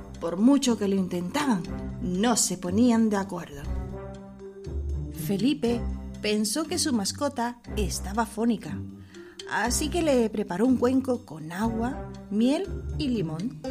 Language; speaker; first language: Spanish; native; Spanish